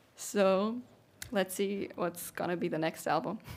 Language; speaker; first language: English; non-native, fluent; German